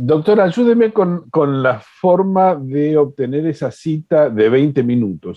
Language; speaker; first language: Spanish; native; Spanish